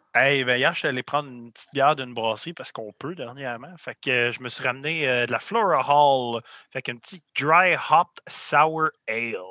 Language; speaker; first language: French; native; French